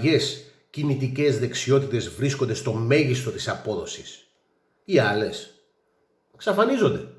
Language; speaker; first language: Greek; native; Greek